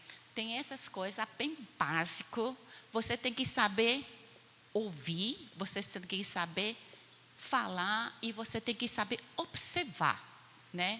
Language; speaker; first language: Portuguese; non-native, fluent; Chinese